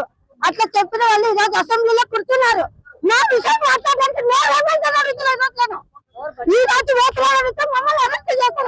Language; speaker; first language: Telugu; native; Telugu